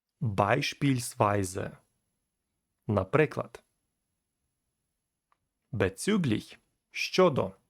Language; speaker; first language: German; non-native, fluent; Ukrainian